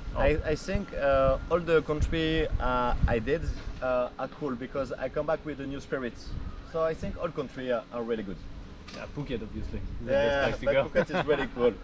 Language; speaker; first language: English; non-native, learner; French